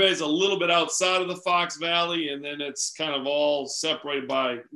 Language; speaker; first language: English; native; English